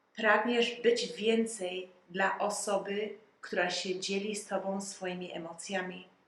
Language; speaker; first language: Polish; early bilingual, heritage; Polish